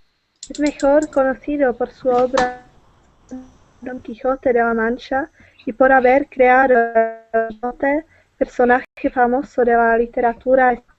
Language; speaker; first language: Spanish; non-native, learner; Czech